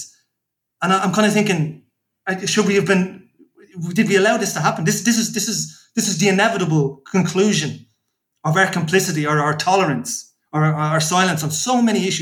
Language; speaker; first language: English; native; English